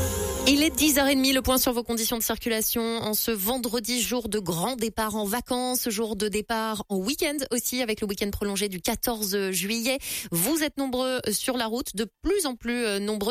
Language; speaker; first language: French; native; French